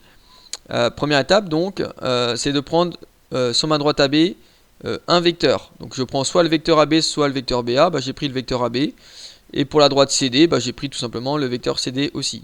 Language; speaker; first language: French; native; French